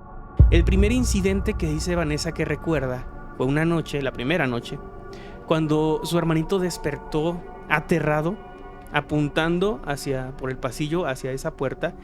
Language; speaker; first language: Spanish; native; Spanish